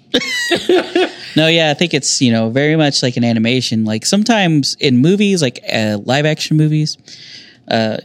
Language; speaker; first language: English; native; English